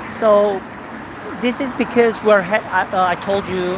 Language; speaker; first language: English; non-native, fluent; Korean